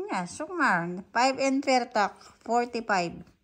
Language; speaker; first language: Dutch; non-native, learner; Filipino